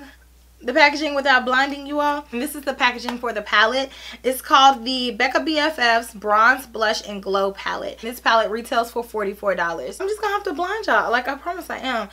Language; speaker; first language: English; native; English